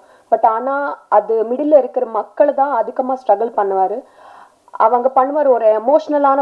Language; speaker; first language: Tamil; non-native, learner; Telugu